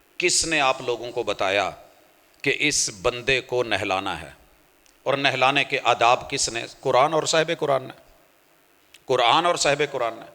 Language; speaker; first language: Urdu; non-native, local second language; Punjabi